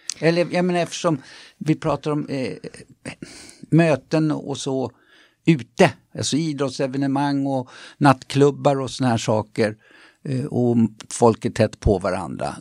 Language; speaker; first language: Swedish; non-native, fluent; German